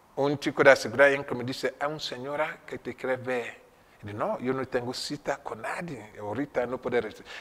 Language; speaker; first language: Spanish; non-native, fluent; French